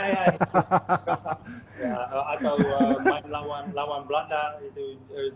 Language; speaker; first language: Indonesian; non-native, fluent; Dutch